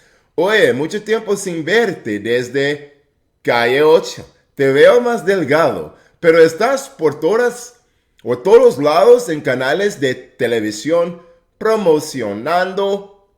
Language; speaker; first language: Spanish; non-native, fluent; English